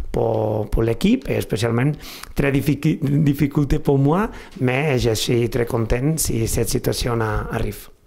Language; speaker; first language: French; non-native, fluent; Spanish